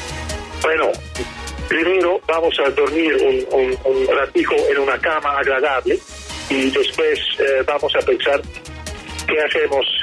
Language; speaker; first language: Spanish; non-native, learner; Dutch